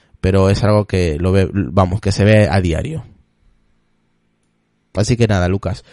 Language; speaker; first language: Spanish; native; Spanish